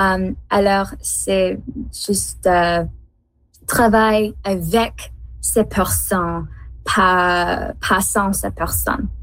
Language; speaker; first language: French; non-native, learner; English